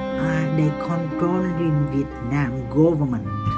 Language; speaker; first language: English; non-native, learner; Vietnamese